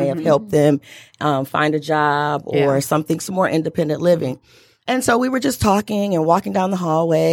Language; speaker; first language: English; native; English